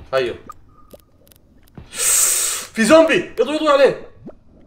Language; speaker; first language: Arabic; native; Arabic